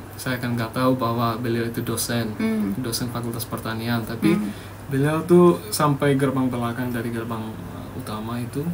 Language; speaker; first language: Indonesian; non-native, fluent; Bangla